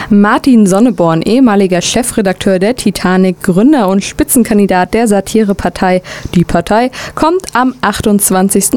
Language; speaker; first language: German; native; German